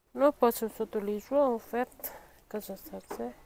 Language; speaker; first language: French; non-native, learner; Indonesian